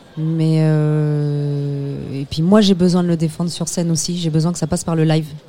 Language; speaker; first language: French; early bilingual, other home language; Spanish